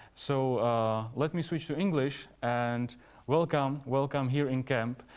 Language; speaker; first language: English; non-native, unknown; Czech